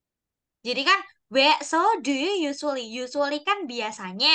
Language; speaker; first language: English; non-native, fluent; Indonesian